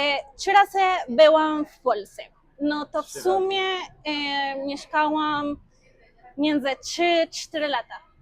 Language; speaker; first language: Polish; non-native, fluent; Spanish